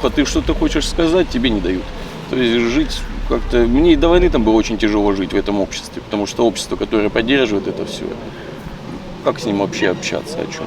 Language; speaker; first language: Russian; native; Russian